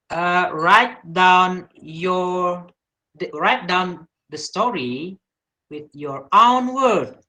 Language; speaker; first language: English; non-native, learner; Indonesian